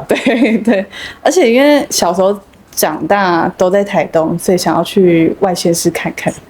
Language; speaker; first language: Chinese; native; Chinese